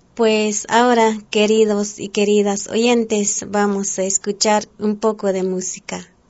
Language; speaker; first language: Spanish; non-native, local second language; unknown